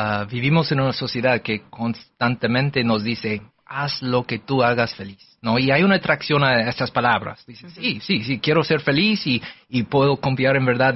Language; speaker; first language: Spanish; non-native, fluent; English